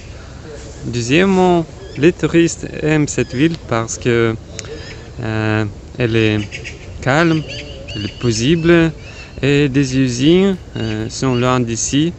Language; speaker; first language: French; non-native, fluent; Russian